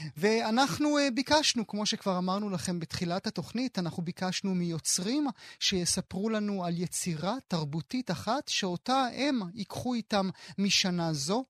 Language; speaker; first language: Hebrew; native; Hebrew